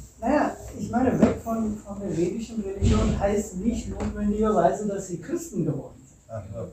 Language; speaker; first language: German; non-native, fluent; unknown